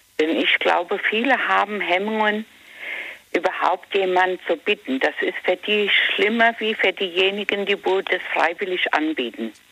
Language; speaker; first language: German; native; German